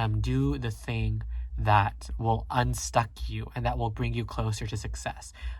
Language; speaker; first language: English; native; English